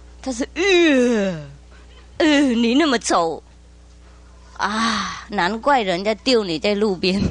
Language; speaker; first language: Chinese; non-native, fluent; Vietnamese